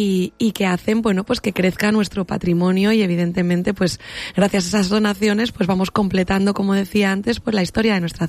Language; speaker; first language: Spanish; native; Spanish